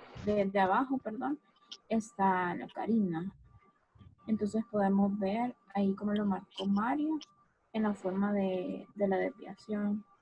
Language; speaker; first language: Spanish; native; Spanish